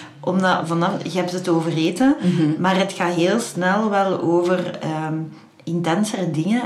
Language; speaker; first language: Dutch; native; Dutch